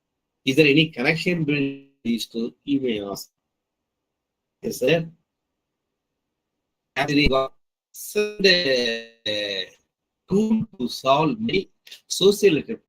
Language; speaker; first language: English; non-native, local second language; Tamil